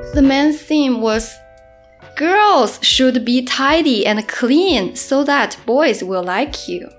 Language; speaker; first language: English; non-native, fluent; Chinese